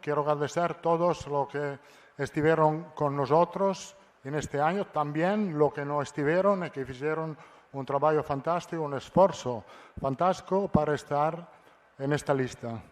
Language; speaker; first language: Spanish; non-native, fluent; Italian